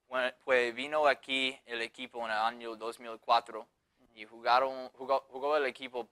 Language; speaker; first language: Spanish; non-native, fluent; English